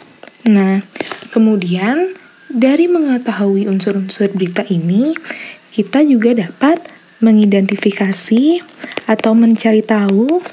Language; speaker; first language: Indonesian; native; Indonesian